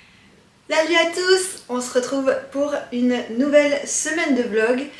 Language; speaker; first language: French; native; French